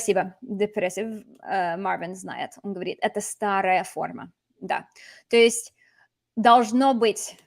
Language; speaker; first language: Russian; non-native, fluent; English